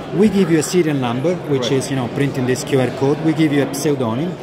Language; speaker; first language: English; non-native, fluent; Italian